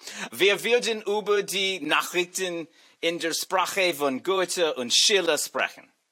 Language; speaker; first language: German; non-native, learner; English